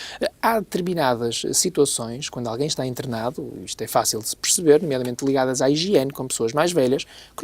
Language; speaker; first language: Portuguese; native; Portuguese